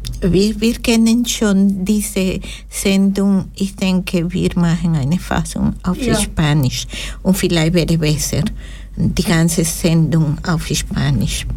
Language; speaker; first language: German; non-native, learner; Spanish